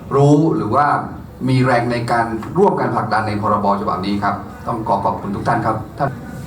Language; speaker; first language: Thai; non-native, local second language; Karen languages